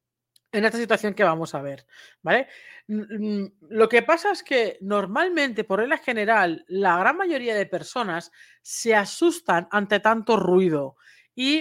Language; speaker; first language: Spanish; native; Spanish